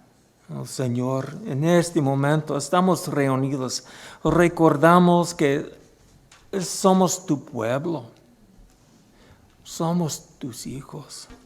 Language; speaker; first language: Spanish; non-native, fluent; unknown